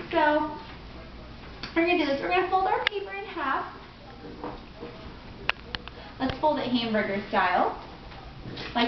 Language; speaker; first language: English; native; English